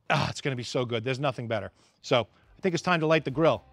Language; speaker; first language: English; native; English